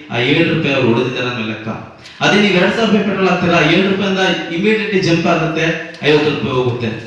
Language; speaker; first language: Kannada; native; Kannada